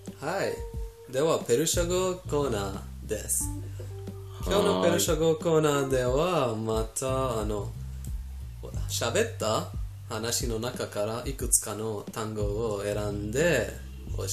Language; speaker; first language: Japanese; non-native, fluent; Persian